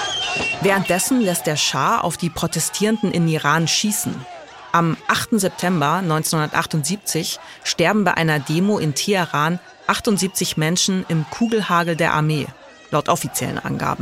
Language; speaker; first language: German; native; German